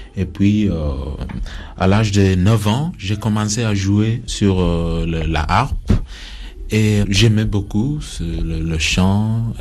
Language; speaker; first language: French; non-native, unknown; Acoli